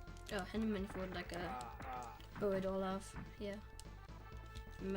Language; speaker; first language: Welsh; non-native, local second language; English